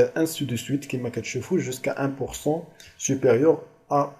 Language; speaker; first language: French; non-native, local second language; Arabic